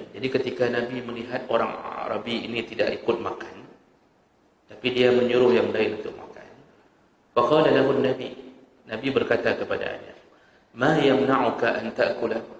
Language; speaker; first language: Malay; non-native, local second language; Achinese